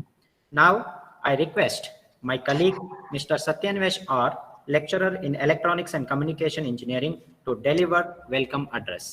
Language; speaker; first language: English; non-native, local second language; Kannada